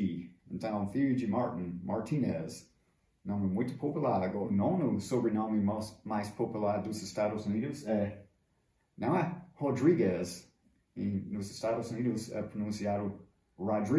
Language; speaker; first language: Portuguese; non-native, fluent; English